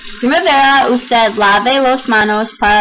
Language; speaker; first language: Spanish; non-native, learner; English